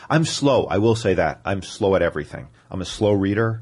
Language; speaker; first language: English; native; English